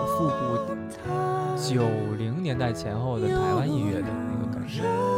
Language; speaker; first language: Chinese; native; Chinese